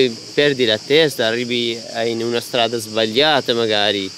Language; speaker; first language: Italian; non-native, fluent; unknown